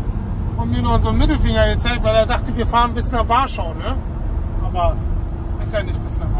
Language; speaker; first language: German; native; German